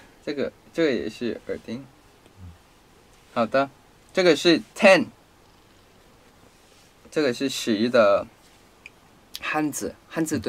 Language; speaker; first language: Chinese; non-native, fluent; Thai